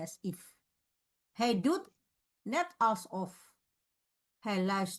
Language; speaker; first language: Dutch; non-native, fluent; Indonesian